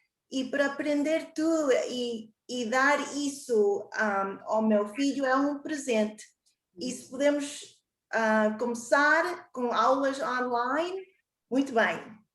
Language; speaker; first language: Portuguese; early bilingual, heritage; Portuguese